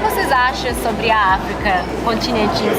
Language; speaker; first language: Portuguese; non-native, fluent; English